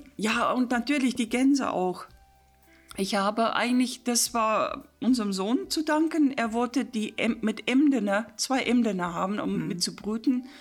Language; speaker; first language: German; non-native, fluent; Afrikaans